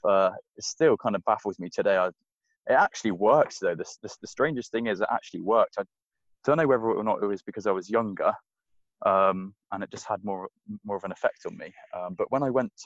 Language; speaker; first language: English; native; English